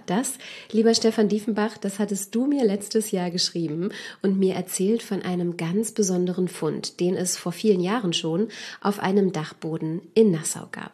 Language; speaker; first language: German; native; German